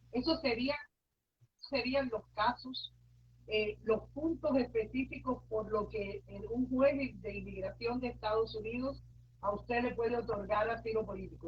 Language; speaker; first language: Spanish; native; Spanish